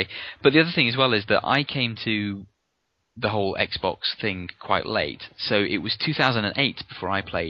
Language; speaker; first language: English; native; English